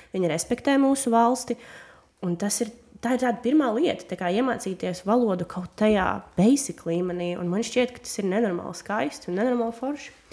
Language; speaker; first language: Latvian; non-native, local second language; Russian